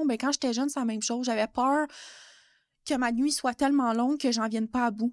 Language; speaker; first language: French; native; French